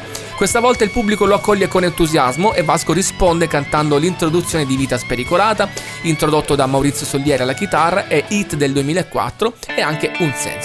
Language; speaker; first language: Italian; native; Italian